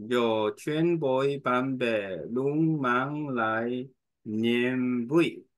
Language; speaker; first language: Vietnamese; non-native, learner; Korean